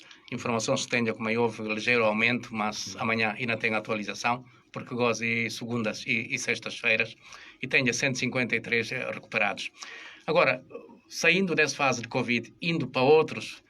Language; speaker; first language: Portuguese; non-native, local second language; Upper Guinea Crioulo